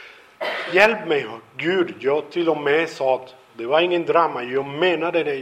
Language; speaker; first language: Swedish; non-native, fluent; Spanish